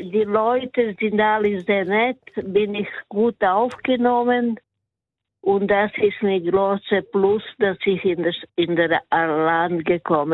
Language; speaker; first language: German; non-native, learner; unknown